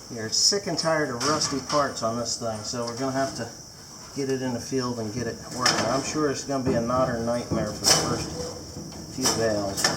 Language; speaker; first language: English; native; English